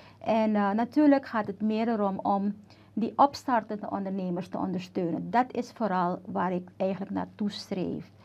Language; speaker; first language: Dutch; native; Dutch